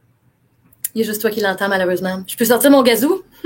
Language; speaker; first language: French; native; French